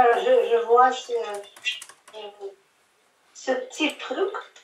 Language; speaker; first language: French; non-native, fluent; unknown